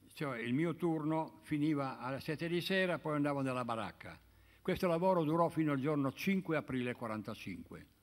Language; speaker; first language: Italian; native; Italian